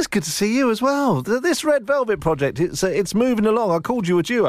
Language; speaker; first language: English; native; English